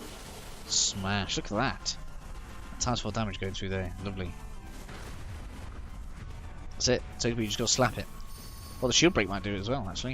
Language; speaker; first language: English; native; English